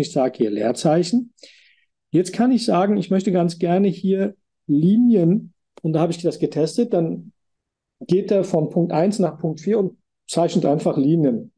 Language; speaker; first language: German; native; German